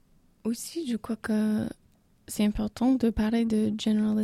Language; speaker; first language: French; non-native, learner; English